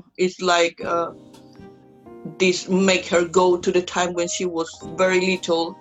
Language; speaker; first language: English; non-native, fluent; Spanish